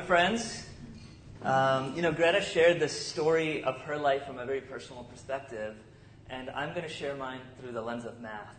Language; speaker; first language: English; non-native, local second language; Tamil